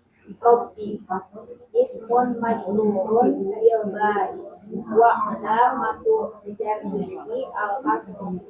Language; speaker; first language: Arabic; non-native, learner; Indonesian